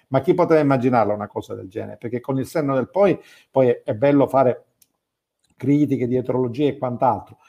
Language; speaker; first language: Italian; native; Italian